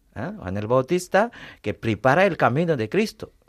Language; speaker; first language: Spanish; non-native, fluent; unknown